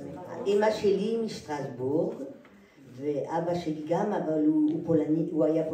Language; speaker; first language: Hebrew; non-native, learner; French